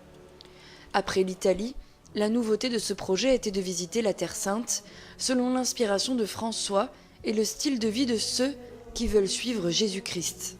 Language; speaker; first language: French; native; French